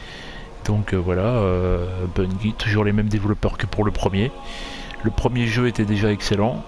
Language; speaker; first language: French; native; French